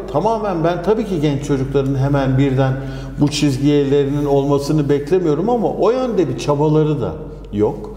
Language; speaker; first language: Turkish; native; Turkish